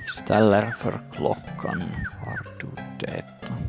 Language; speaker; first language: Swedish; non-native, learner; English